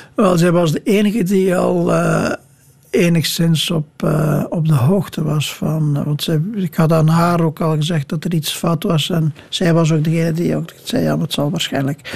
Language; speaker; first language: Dutch; native; Dutch